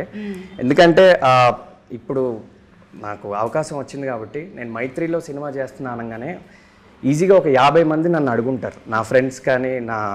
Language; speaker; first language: Telugu; native; Telugu